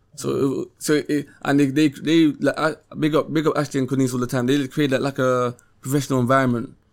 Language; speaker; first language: English; native; English